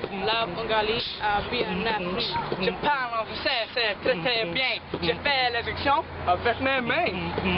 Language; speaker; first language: French; non-native, learner; English